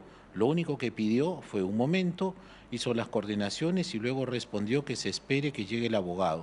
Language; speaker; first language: Spanish; native; Spanish